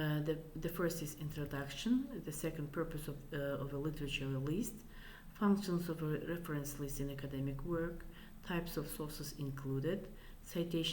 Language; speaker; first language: English; non-native, fluent; Kazakh